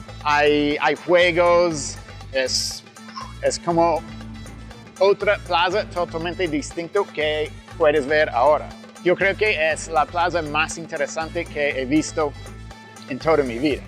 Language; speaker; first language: Spanish; non-native, fluent; English